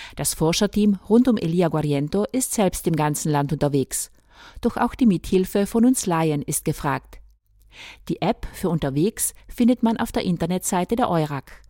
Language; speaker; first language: German; native; German